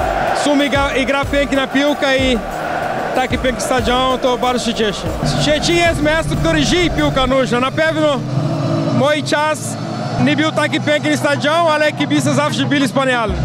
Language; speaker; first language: Polish; non-native, learner; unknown